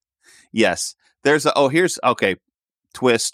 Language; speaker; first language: English; native; English